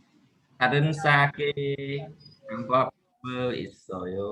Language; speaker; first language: Korean; non-native, learner; Khmer